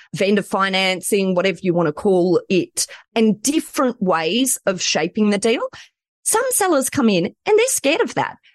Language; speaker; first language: English; native; English